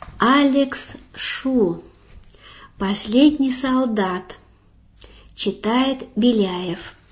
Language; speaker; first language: Russian; native; Russian